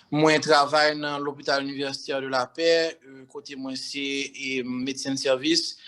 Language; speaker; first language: French; non-native, local second language; Haitian Creole